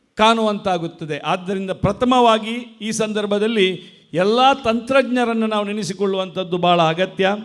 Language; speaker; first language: Kannada; non-native, local second language; Konkani